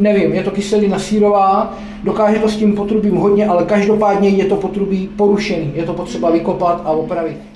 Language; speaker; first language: Czech; native; Czech